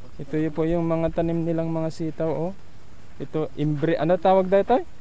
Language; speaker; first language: Filipino; non-native, local second language; Iloko